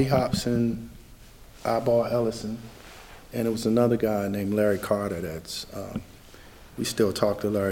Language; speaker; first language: English; native; English